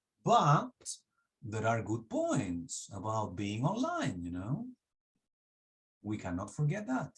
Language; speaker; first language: English; non-native, fluent; Spanish